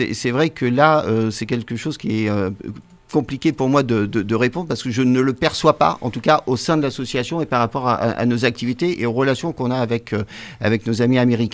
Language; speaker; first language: French; native; French